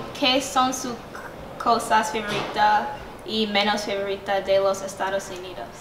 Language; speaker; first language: Spanish; non-native, learner; English